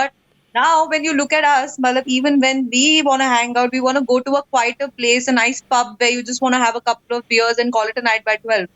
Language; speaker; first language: English; non-native, local second language; Hindi